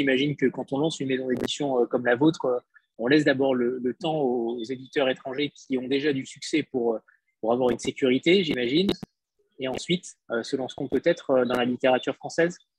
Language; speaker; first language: French; native; French